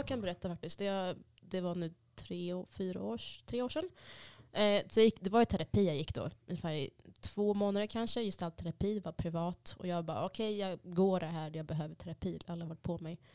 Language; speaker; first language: Swedish; early bilingual, other home language; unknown